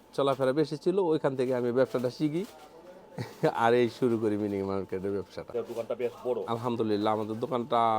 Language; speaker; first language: Bangla; native; Bangla